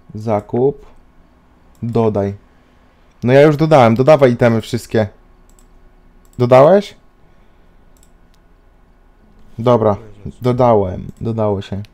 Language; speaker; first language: Polish; native; Polish